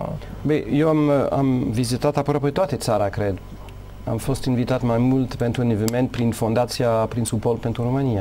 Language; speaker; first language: Romanian; non-native, learner; English